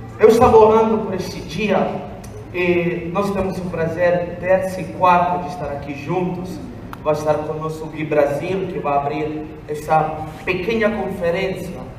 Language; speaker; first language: Portuguese; non-native, fluent; Italian